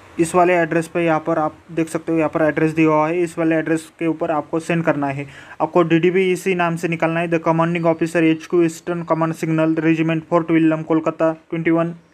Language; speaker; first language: Hindi; non-native, local second language; Marathi